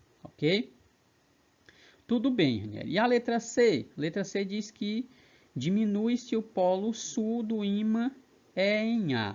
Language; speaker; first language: Portuguese; native; Portuguese